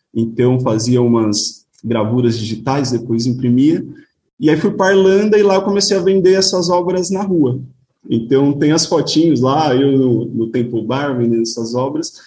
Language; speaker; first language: Portuguese; native; Portuguese